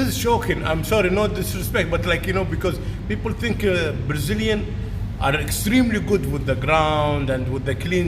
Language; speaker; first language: English; non-native, fluent; Arabic